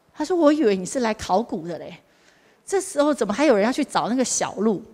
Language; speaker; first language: Chinese; native; Chinese